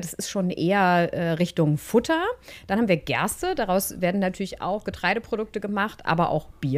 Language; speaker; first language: German; native; German